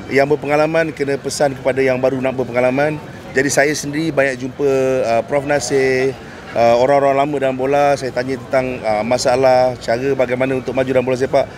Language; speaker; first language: Malay; native; Malay